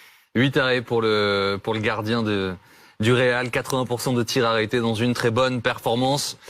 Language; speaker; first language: French; native; French